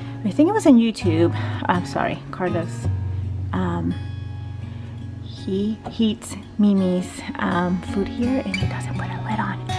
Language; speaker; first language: English; non-native, fluent; Spanish